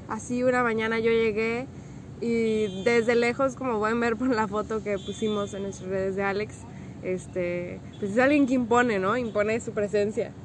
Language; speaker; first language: Spanish; native; Spanish